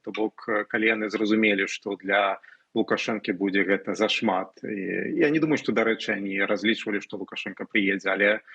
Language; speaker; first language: Belarusian; non-native, local second language; Russian